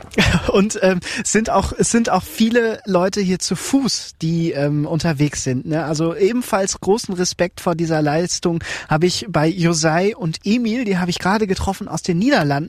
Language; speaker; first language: German; native; German